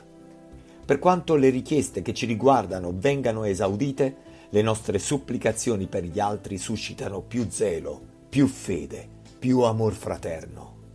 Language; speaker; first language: Italian; native; Italian